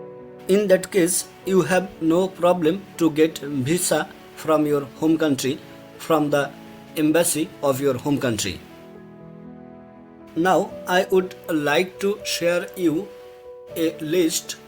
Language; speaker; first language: English; non-native, fluent; Bangla